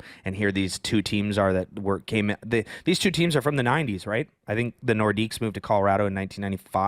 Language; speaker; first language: English; native; English